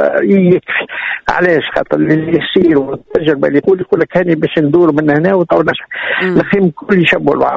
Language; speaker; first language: Arabic; native; Arabic